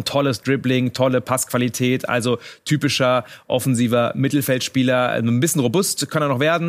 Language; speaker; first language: German; native; German